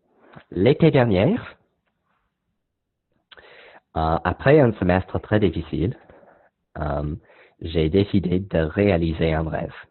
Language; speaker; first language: French; non-native, learner; English